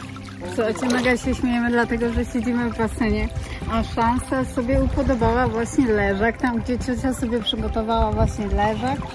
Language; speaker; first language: Polish; native; Polish